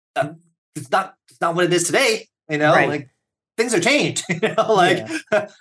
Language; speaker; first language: English; early bilingual, other home language; Korean